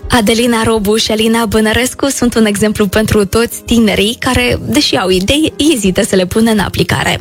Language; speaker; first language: Romanian; native; Romanian